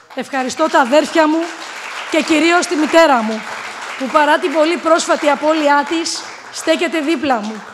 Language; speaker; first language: Greek; native; Greek